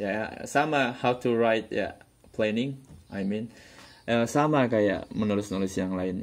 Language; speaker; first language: Indonesian; native; Indonesian